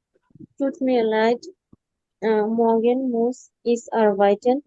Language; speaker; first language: German; non-native, learner; Bangla